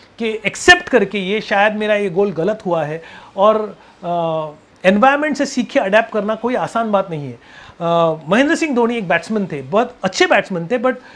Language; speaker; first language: Hindi; non-native, local second language; Marathi